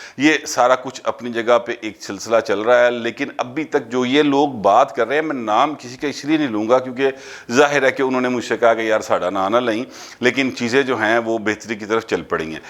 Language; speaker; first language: Urdu; non-native, local second language; Punjabi